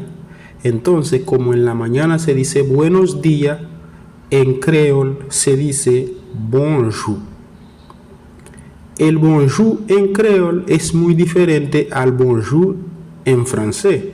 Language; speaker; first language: Spanish; non-native, fluent; Haitian Creole